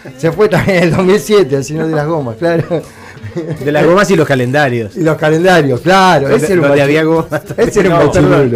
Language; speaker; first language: Spanish; native; Spanish